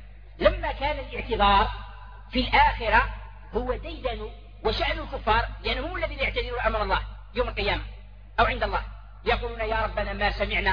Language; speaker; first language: Arabic; native; Arabic